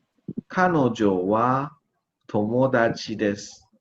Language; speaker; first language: Japanese; non-native, fluent; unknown